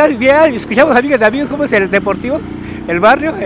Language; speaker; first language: Spanish; native; Spanish